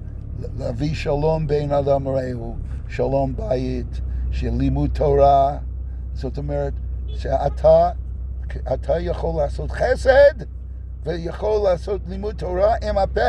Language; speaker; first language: Hebrew; non-native, fluent; English